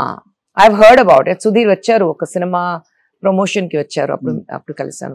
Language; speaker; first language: Telugu; non-native, learner; Tamil